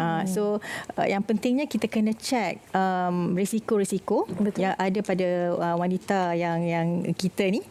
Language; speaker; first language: Malay; native; Malay